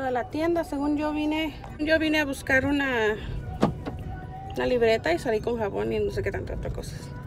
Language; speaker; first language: Spanish; native; Spanish